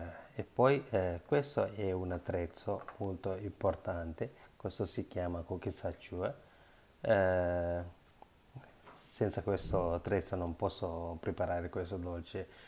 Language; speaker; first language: Italian; non-native, learner; Sinhala